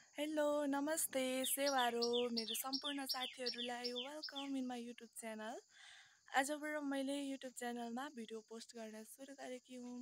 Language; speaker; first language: Nepali; non-native, local second language; Limbu